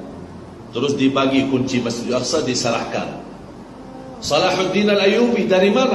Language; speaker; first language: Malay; non-native, fluent; Arabic